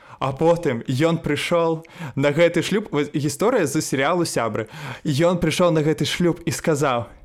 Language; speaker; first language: Belarusian; native; Belarusian